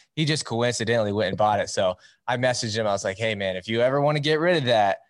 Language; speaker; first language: English; native; English